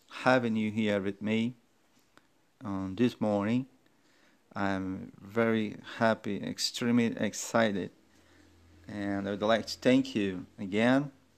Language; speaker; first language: English; non-native, fluent; Portuguese